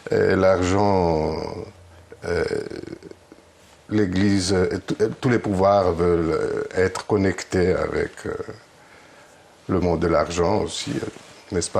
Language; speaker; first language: French; non-native, fluent; Greek